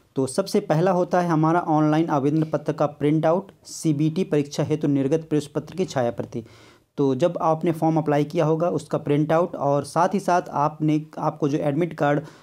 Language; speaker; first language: Hindi; native; Hindi